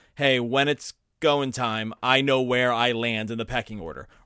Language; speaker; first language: English; native; English